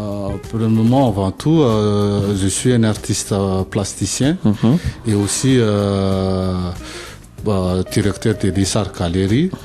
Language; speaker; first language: French; non-native, local second language; Malagasy